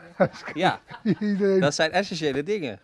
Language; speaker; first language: Dutch; native; Dutch